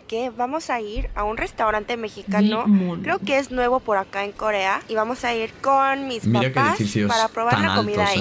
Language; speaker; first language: Spanish; early bilingual, other home language; Korean